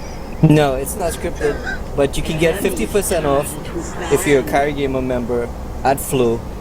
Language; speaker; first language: English; native; English